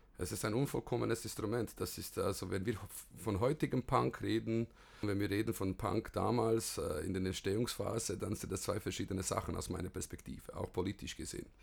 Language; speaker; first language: German; early bilingual, other home language; Bosnian